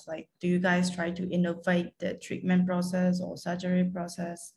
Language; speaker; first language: English; non-native, fluent; Khmer